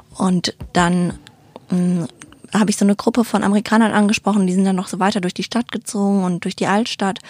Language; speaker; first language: German; native; German